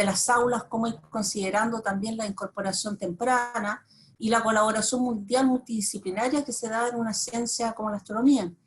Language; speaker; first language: Spanish; native; Spanish